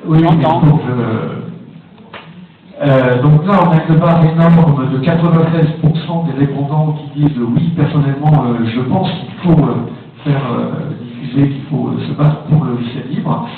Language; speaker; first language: French; native; French